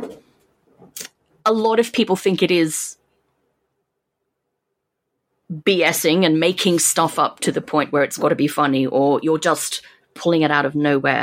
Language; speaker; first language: English; native; English